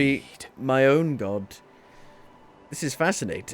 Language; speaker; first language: English; native; English